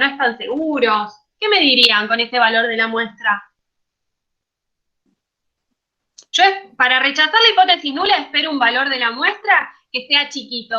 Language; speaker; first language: Spanish; native; Spanish